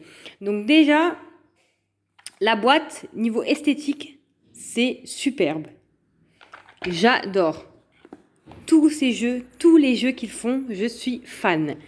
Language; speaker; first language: French; native; French